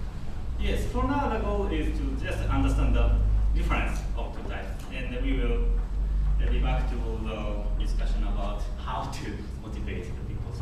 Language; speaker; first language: English; non-native, fluent; Japanese